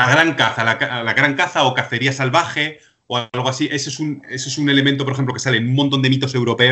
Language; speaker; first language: Spanish; native; Spanish